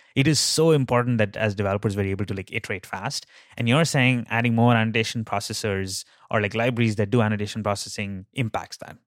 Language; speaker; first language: English; non-native, local second language; Tamil